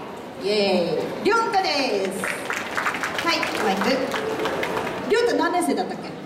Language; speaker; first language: Japanese; native; Japanese